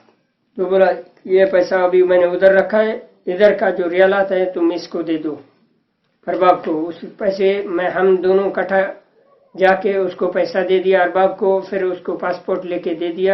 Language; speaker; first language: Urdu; non-native, local second language; Sindhi